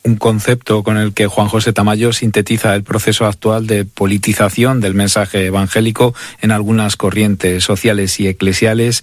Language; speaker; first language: Spanish; native; Spanish